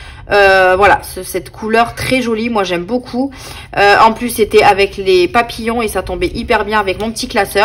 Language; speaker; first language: French; native; French